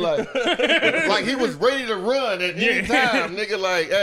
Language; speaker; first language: English; native; English